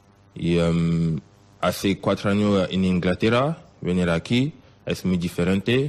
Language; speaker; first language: Spanish; non-native, learner; French